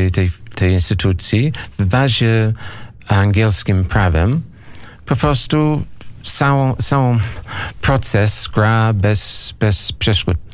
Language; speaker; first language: Polish; non-native, learner; English